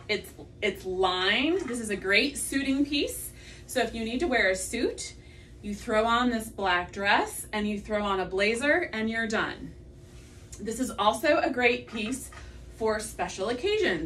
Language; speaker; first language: English; native; English